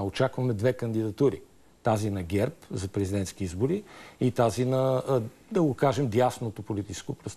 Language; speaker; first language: Bulgarian; native; Bulgarian